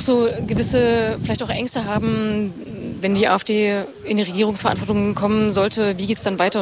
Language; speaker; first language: German; native; German